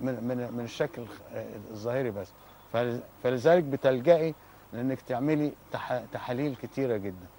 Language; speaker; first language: Arabic; native; Arabic